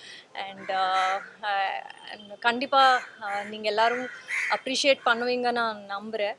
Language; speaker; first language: Tamil; non-native, learner; Kannada